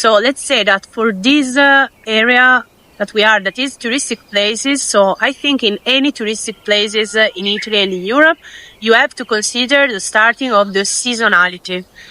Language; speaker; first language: English; non-native, fluent; Italian